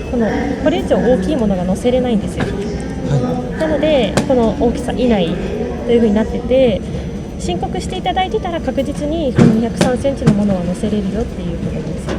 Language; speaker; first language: Japanese; native; Japanese